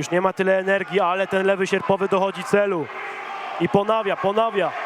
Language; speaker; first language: Polish; native; Polish